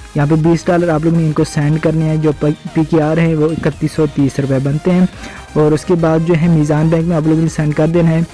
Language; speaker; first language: Urdu; non-native, local second language; Punjabi